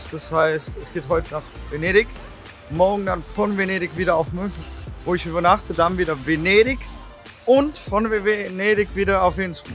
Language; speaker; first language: German; native; German